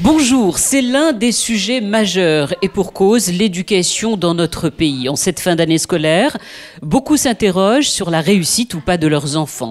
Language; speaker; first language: French; non-native, local second language; Arabic